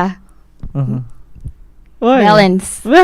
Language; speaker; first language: English; non-native, learner; Indonesian